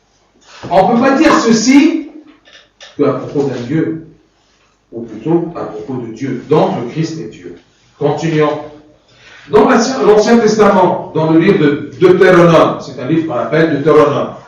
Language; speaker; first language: French; non-native, fluent; Arabic